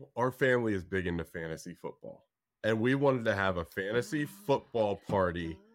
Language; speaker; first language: English; native; English